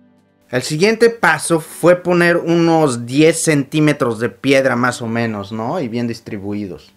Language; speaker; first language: Spanish; native; Spanish